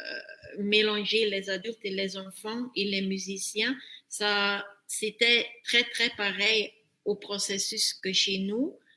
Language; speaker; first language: French; non-native, fluent; Dutch